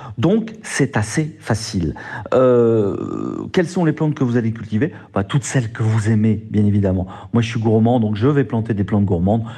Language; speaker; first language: French; native; French